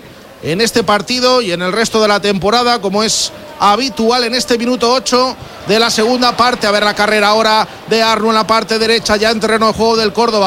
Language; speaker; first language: Spanish; native; Spanish